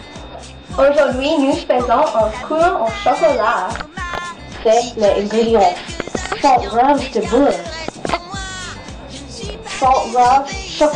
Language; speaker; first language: French; non-native, learner; English